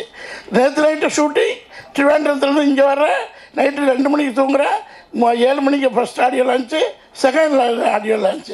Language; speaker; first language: Tamil; native; Tamil